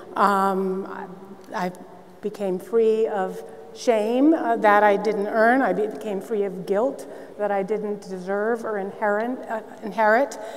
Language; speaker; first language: English; native; English